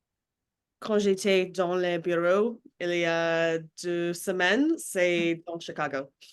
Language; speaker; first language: French; non-native, learner; English